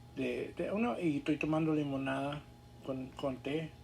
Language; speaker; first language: Spanish; early bilingual, other home language; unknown